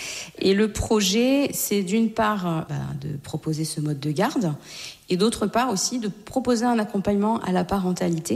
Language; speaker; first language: French; native; French